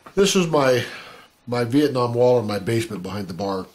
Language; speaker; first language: English; native; English